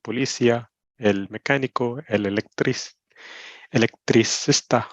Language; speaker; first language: Spanish; non-native, learner; Malayalam